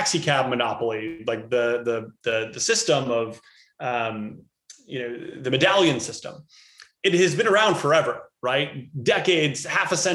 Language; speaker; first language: English; native; English